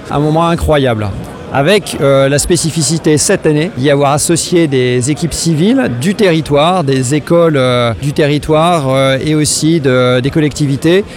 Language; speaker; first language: French; native; French